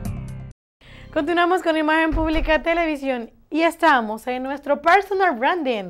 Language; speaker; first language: Spanish; native; Spanish